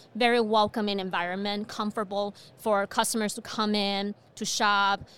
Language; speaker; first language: English; non-native, fluent; Chinese